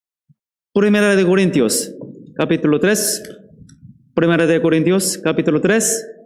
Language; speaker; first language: Spanish; non-native, fluent; Korean